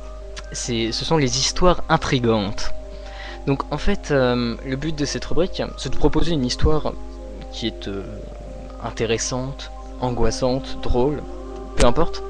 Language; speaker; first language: French; native; French